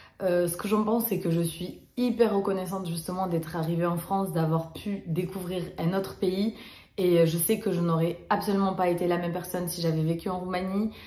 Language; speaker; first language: French; early bilingual, other home language; Romanian